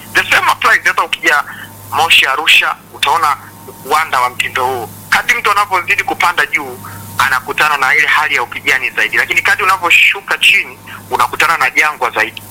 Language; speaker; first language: Swahili; native; Swahili